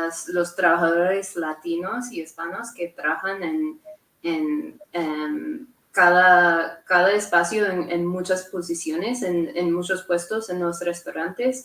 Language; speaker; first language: Spanish; non-native, fluent; English